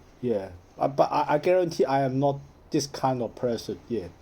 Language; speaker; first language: English; non-native, learner; Cantonese